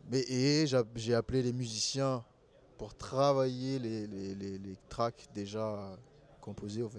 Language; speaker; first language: French; non-native, local second language; Malagasy